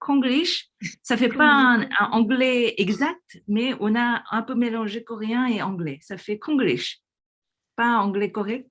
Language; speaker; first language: French; non-native, fluent; Korean